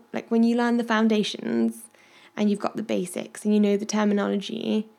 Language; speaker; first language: English; native; English